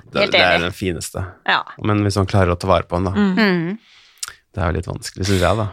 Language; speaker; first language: Norwegian; native; Norwegian